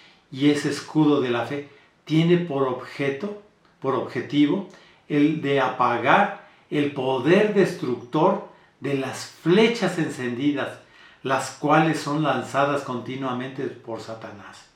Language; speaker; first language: Spanish; native; Spanish